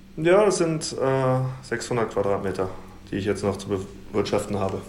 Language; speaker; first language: German; native; German